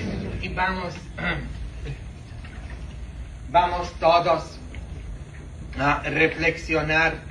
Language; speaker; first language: Spanish; non-native, fluent; English